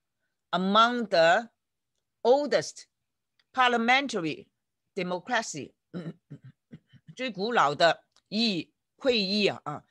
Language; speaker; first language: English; non-native, fluent; Chinese